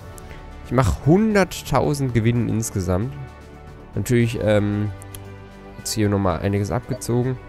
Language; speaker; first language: German; native; German